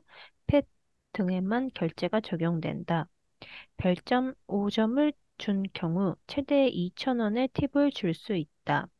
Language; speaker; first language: Korean; early bilingual, heritage; Korean